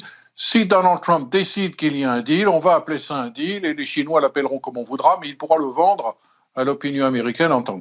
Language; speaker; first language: French; native; French